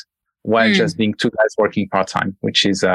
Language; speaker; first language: English; non-native, fluent; French